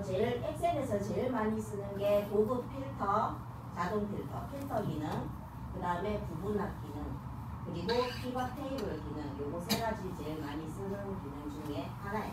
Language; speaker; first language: Korean; native; Korean